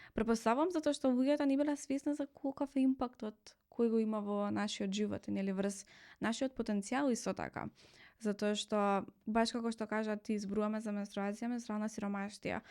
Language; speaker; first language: Macedonian; native; Macedonian